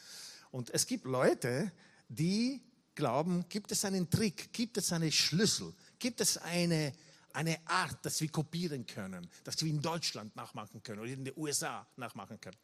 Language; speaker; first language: German; non-native, fluent; Italian